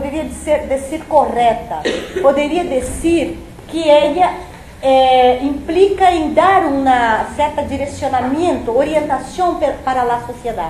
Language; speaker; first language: Spanish; non-native, fluent; Portuguese